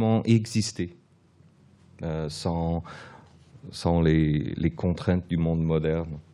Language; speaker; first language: French; early bilingual, other home language; Portuguese